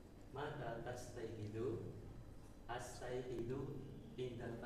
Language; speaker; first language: Arabic; non-native, learner; Indonesian